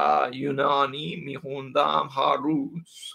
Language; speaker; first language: Persian; non-native, learner; English